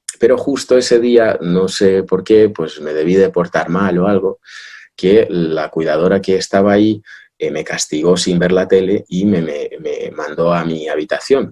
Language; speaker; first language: Spanish; early bilingual, other home language; Russian